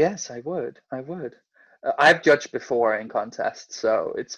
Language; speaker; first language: English; non-native, fluent; Danish